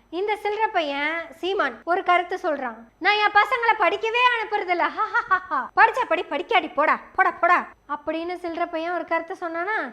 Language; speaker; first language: Tamil; native; Tamil